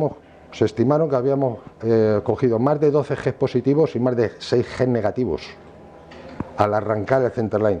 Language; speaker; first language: Spanish; native; Spanish